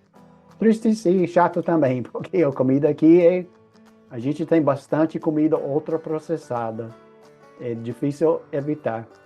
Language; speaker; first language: Portuguese; non-native, fluent; English